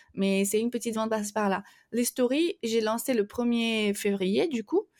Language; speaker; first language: French; non-native, fluent; Portuguese